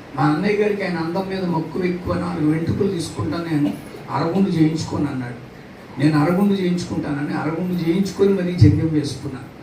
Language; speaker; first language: Telugu; non-native, local second language; Tamil